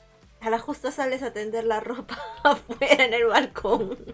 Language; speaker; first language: Spanish; native; Spanish